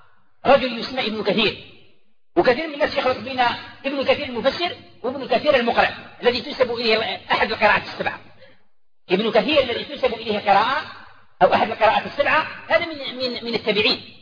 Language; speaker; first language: Arabic; native; Arabic